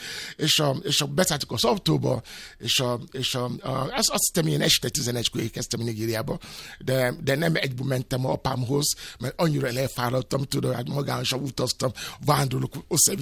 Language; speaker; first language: Hungarian; non-native, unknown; Yoruba